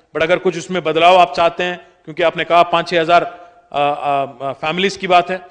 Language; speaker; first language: Hindi; non-native, local second language; Telugu